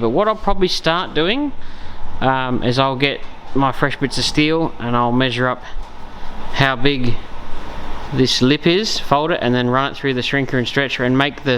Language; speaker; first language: English; native; English